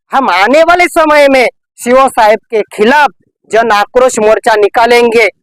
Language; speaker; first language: Hindi; non-native, local second language; Marathi